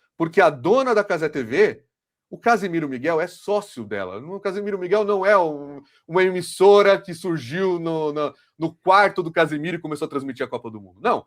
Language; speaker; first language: Portuguese; native; Portuguese